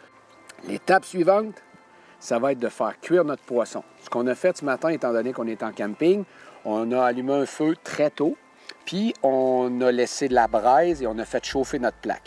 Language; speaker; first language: French; native; French